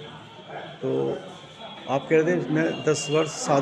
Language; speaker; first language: Hindi; native; Hindi